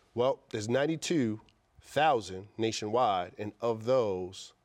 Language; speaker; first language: English; native; English